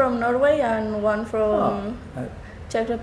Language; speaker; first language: English; non-native, learner; Spanish